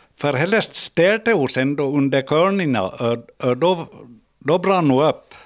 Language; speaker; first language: Swedish; native; Swedish